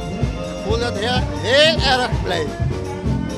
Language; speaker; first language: Dutch; non-native, local second language; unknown